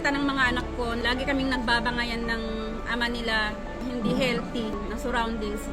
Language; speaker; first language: Filipino; native; Filipino